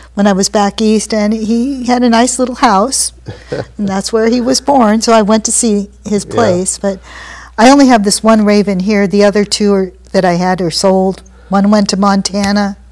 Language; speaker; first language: English; native; English